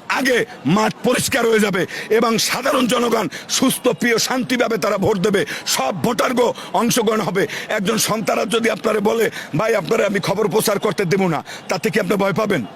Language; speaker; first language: Bangla; native; Bangla